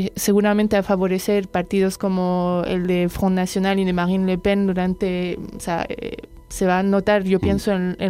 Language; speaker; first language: Spanish; non-native, fluent; French